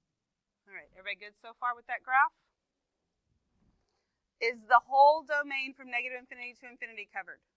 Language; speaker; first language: English; native; English